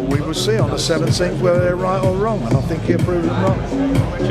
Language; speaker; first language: English; native; English